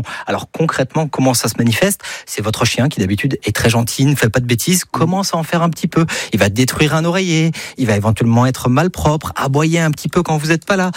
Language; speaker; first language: French; native; French